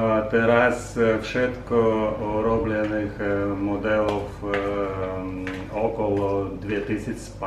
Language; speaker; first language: Polish; non-native, learner; Russian